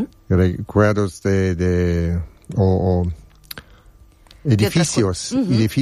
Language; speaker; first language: Spanish; non-native, fluent; German